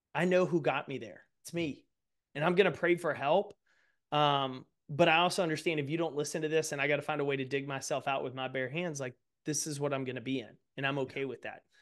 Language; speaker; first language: English; native; English